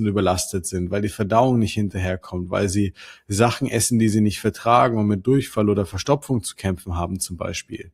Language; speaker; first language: German; native; German